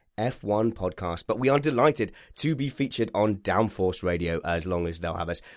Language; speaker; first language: English; native; English